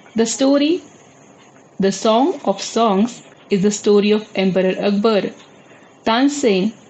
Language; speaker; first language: English; non-native, local second language; Marathi